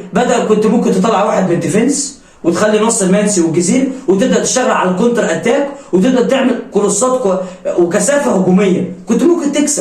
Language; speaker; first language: Arabic; native; Arabic